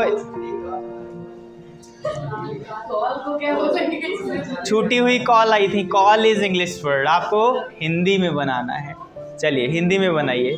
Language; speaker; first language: Hindi; native; Hindi